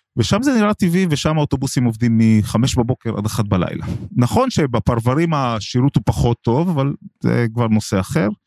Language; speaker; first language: Hebrew; non-native, local second language; Arabic